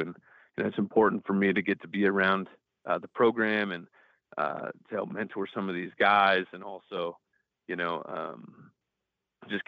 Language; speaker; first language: English; native; English